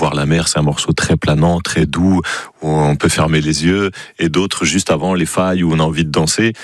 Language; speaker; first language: French; native; French